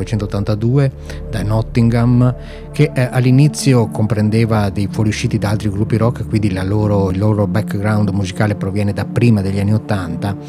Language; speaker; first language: Italian; native; Italian